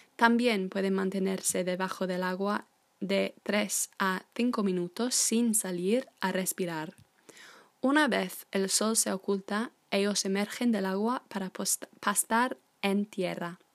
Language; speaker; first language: Spanish; non-native, fluent; English